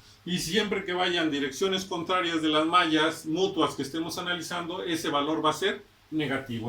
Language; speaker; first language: Spanish; native; Spanish